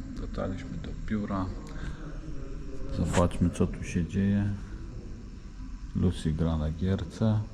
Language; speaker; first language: Polish; non-native, fluent; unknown